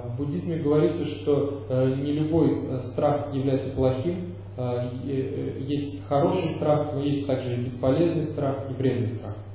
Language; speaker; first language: Russian; native; Russian